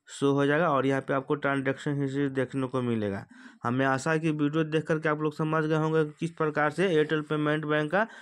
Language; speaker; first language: Hindi; native; Hindi